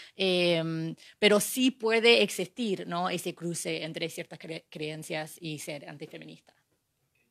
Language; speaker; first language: Spanish; non-native, fluent; English